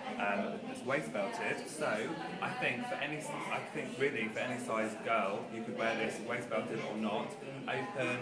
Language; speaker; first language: English; native; English